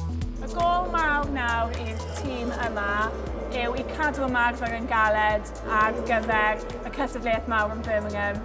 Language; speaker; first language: Welsh; native; Welsh